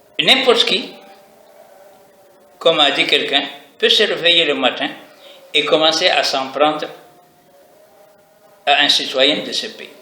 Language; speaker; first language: French; non-native, local second language; Arabic